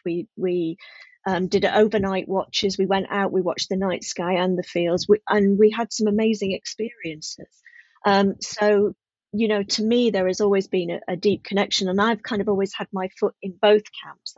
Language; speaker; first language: English; native; English